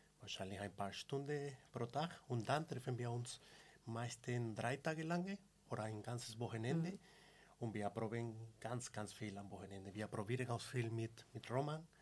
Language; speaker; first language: German; non-native, fluent; Spanish